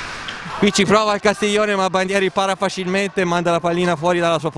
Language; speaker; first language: Italian; native; Italian